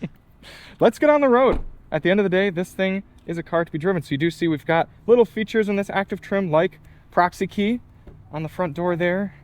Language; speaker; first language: English; native; English